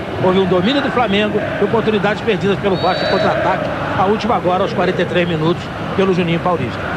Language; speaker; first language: Portuguese; native; Portuguese